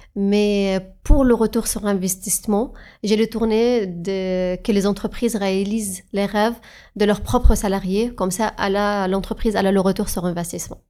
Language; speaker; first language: French; non-native, fluent; Arabic